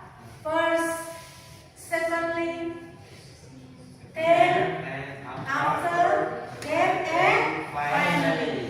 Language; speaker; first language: English; non-native, learner; Indonesian